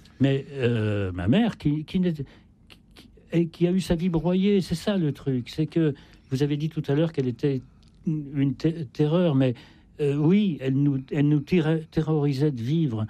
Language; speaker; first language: French; native; French